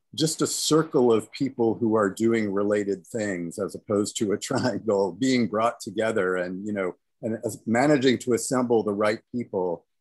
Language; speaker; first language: English; native; English